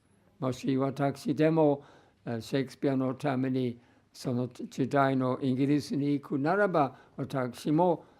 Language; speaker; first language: Japanese; non-native, fluent; English